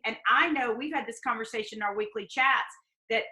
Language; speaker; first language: English; native; English